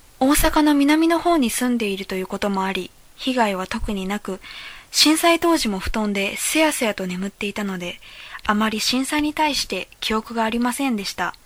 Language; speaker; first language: Japanese; native; Japanese